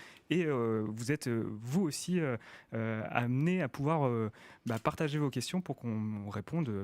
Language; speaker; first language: French; native; French